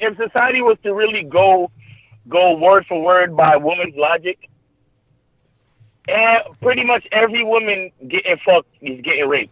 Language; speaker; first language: English; native; English